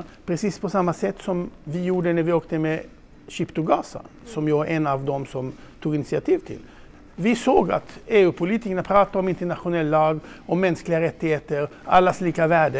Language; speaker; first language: Swedish; non-native, fluent; Hebrew